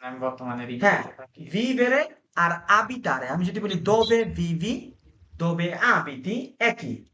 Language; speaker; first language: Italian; non-native, fluent; Bangla